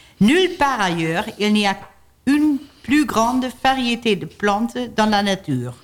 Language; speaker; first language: French; non-native, learner; Dutch